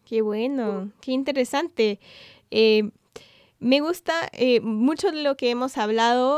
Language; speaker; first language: Spanish; non-native, fluent; English